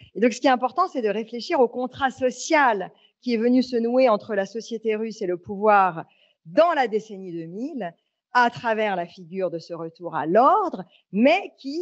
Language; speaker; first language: French; native; French